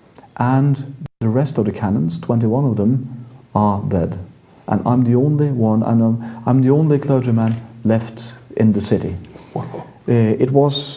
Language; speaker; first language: English; non-native, fluent; Norwegian